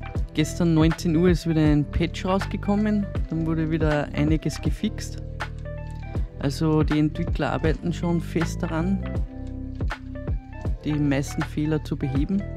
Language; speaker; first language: German; native; German